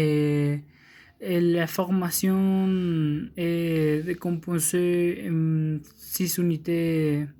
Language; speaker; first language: French; non-native, learner; Spanish